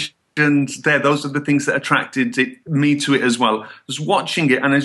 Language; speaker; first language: English; native; English